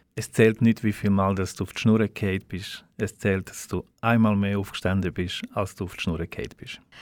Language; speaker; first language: German; non-native, fluent; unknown